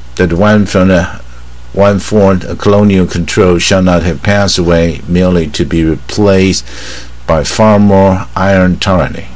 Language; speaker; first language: English; non-native, fluent; Chinese